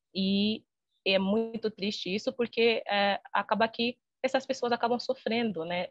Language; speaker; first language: Portuguese; non-native, fluent; Haitian Creole